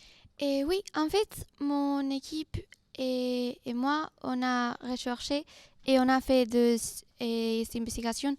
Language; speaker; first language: French; non-native, learner; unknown